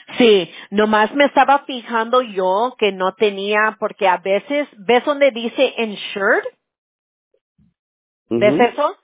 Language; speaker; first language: Spanish; early bilingual, heritage; Spanish